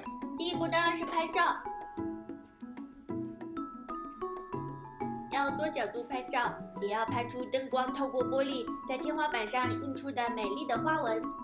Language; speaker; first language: Chinese; native; Chinese